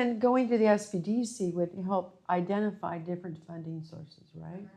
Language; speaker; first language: English; native; English